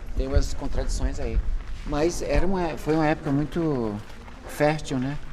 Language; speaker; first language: Portuguese; early bilingual, other home language; English